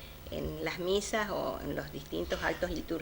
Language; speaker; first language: Spanish; native; Spanish